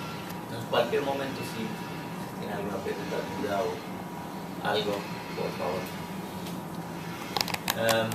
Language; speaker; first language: Spanish; non-native, fluent; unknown